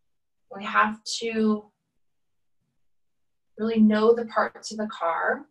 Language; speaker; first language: English; native; English